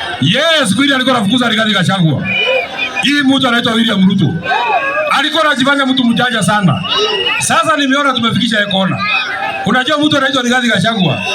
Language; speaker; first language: Swahili; non-native, local second language; Kikuyu